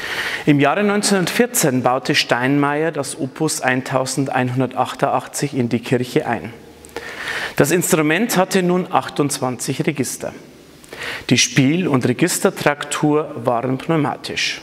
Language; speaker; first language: German; native; German